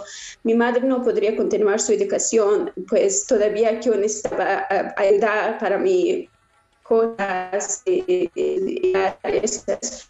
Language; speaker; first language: Spanish; non-native, learner; Persian